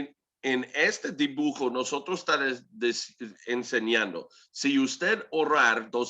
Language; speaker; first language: Spanish; early bilingual, heritage; English